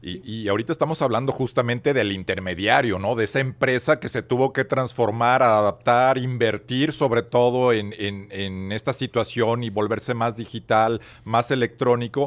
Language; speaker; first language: Spanish; native; Spanish